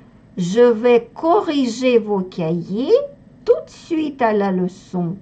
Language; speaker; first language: French; non-native, fluent; Russian